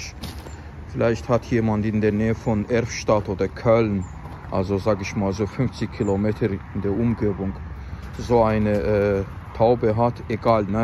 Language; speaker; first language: German; non-native, fluent; Azerbaijani